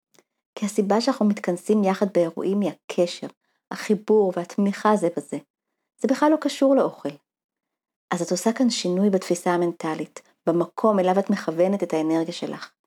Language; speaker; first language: Hebrew; native; Hebrew